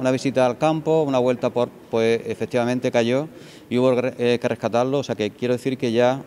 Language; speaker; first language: Spanish; native; Spanish